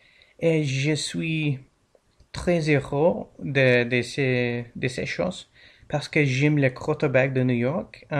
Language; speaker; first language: French; non-native, learner; English